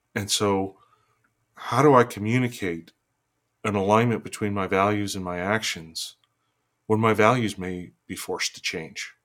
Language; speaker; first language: English; native; English